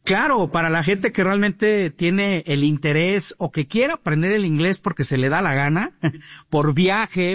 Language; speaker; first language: Spanish; native; Spanish